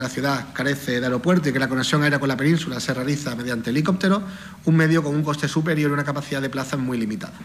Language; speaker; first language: Spanish; native; Spanish